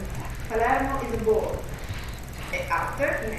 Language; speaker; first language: English; non-native, learner; Italian